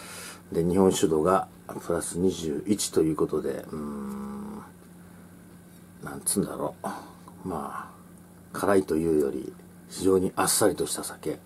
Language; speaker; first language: Japanese; native; Japanese